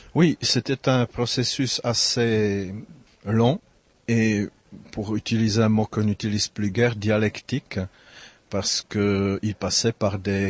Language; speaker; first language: French; non-native, fluent; Czech